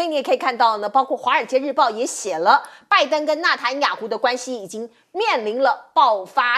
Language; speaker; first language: Chinese; native; Chinese